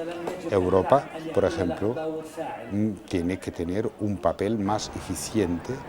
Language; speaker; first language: Spanish; non-native, fluent; Arabic